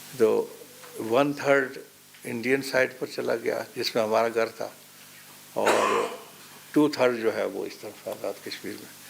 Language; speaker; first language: Urdu; non-native, local second language; Pahari-Potwari